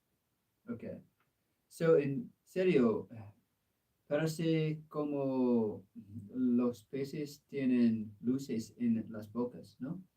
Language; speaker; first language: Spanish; non-native, learner; English